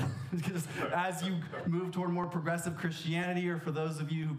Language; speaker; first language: English; native; English